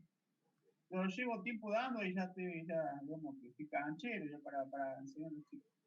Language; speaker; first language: Spanish; native; Spanish